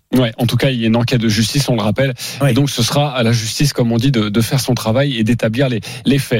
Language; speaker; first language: French; native; French